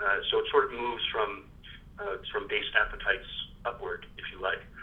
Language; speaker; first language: English; early bilingual, other home language; French